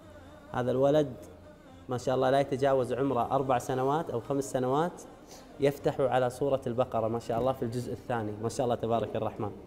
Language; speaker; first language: Arabic; native; Arabic